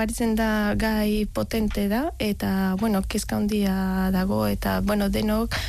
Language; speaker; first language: Basque; non-native, learner; Spanish